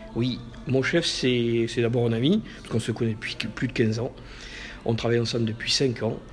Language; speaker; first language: French; native; French